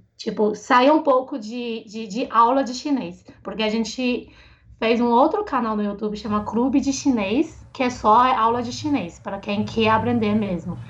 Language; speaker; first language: Portuguese; non-native, fluent; Chinese